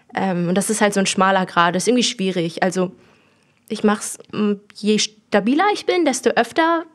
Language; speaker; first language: German; early bilingual, other home language; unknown